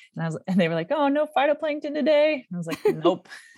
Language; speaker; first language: English; native; English